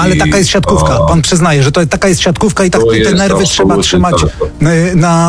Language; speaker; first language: Polish; native; Polish